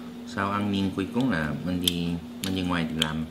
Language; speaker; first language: Vietnamese; non-native, learner; Korean